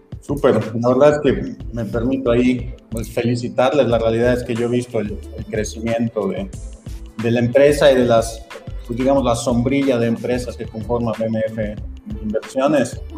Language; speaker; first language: Spanish; native; Spanish